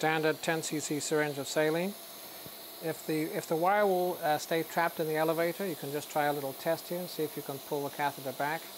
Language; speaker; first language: English; native; English